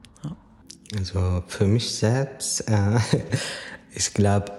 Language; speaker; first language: German; non-native, fluent; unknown